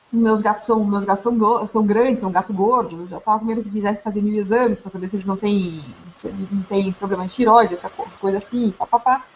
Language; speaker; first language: Portuguese; native; Portuguese